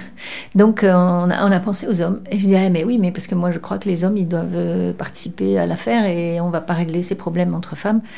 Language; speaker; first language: French; native; French